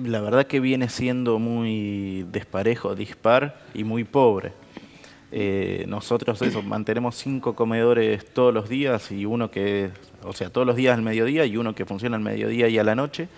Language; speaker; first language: Spanish; native; Spanish